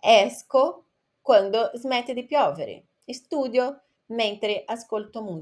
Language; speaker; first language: Italian; non-native, fluent; Portuguese